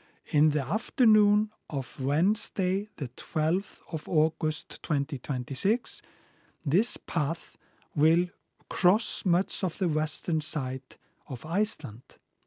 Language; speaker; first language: English; non-native, fluent; Icelandic